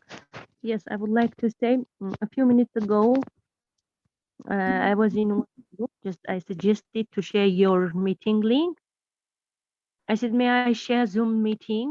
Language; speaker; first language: English; non-native, learner; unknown